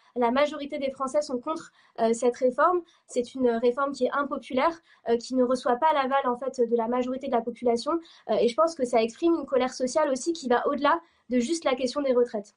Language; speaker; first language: French; native; French